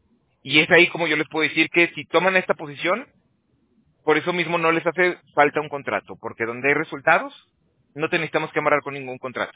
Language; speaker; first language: Spanish; native; Spanish